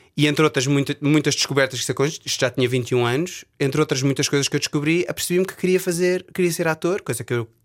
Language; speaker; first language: Portuguese; native; Portuguese